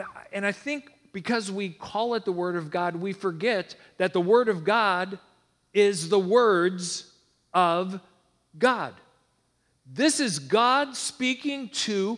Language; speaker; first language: English; native; English